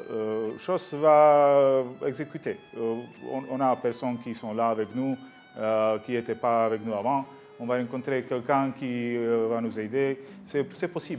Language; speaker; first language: French; non-native, learner; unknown